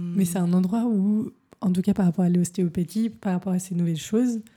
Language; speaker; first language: French; native; French